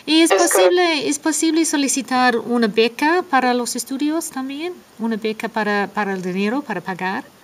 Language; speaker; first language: Spanish; non-native, fluent; English